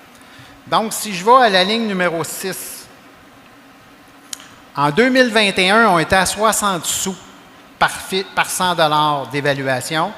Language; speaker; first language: French; native; French